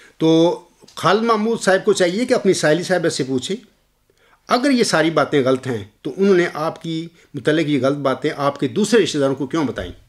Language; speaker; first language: Urdu; native; Urdu